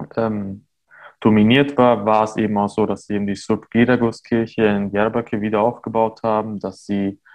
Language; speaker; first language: German; early bilingual, other home language; Armenian